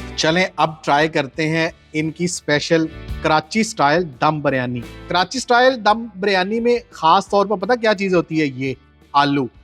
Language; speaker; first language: Urdu; native; Urdu